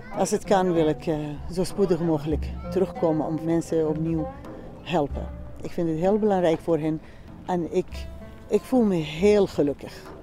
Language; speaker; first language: Dutch; non-native, fluent; Central Kurdish